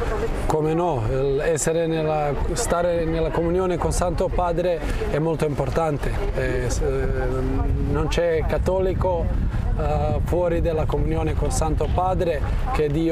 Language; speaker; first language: Italian; non-native, fluent; Croatian